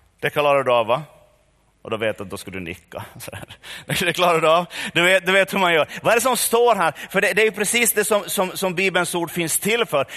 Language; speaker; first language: Swedish; native; Swedish